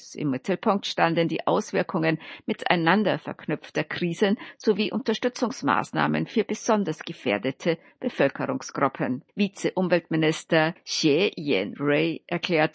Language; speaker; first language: German; native; German